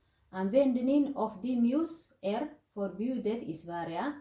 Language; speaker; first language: Swedish; non-native, fluent; Tigrinya